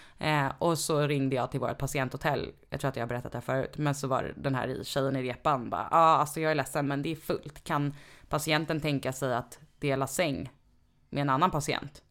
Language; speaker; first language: Swedish; native; Swedish